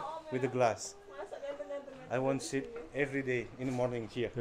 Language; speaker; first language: English; non-native, learner; Indonesian